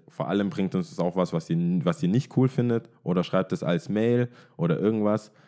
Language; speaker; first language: German; early bilingual, other home language; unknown